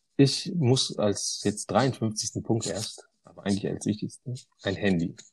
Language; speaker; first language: German; early bilingual, other home language; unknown